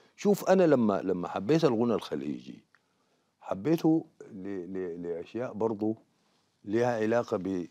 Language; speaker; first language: Arabic; native; Arabic